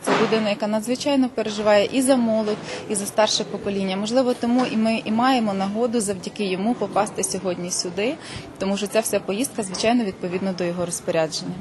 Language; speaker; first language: Ukrainian; native; Ukrainian